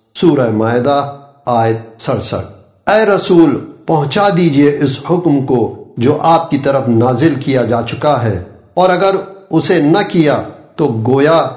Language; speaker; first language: Urdu; native; Urdu